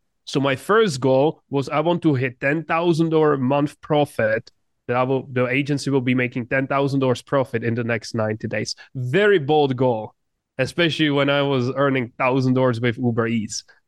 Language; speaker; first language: English; non-native, fluent; Czech